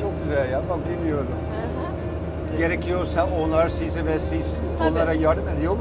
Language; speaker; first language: Turkish; non-native, fluent; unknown